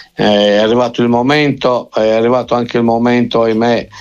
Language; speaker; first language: Italian; native; Italian